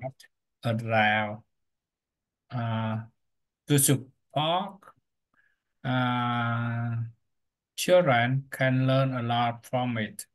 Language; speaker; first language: English; non-native, learner; Vietnamese